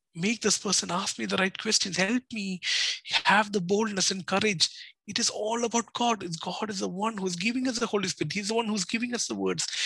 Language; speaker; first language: English; non-native, local second language; Malayalam